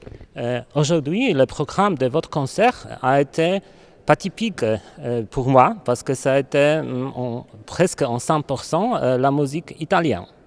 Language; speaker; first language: French; non-native, learner; Polish